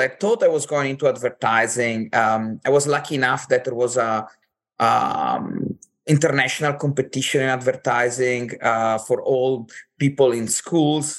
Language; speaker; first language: English; non-native, fluent; Italian